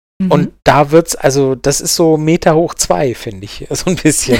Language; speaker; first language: German; native; German